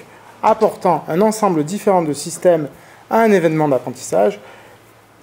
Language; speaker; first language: French; native; French